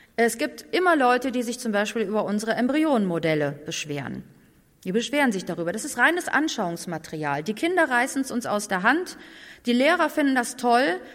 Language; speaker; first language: German; native; German